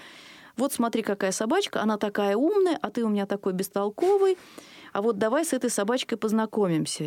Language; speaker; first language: Russian; native; Russian